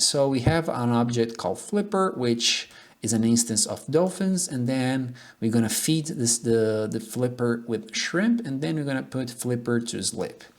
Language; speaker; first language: English; non-native, fluent; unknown